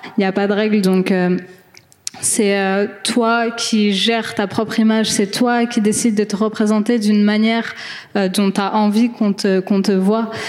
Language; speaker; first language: French; native; French